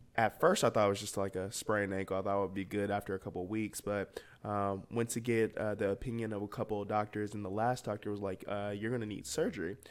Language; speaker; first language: English; native; English